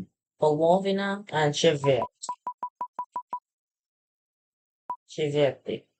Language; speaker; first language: Russian; non-native, learner; English